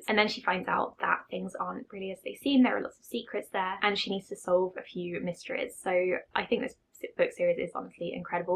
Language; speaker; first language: English; native; English